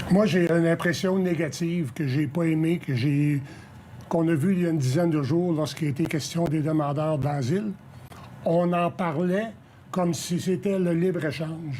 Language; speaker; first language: French; native; French